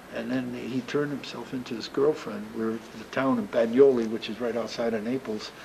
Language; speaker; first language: English; native; English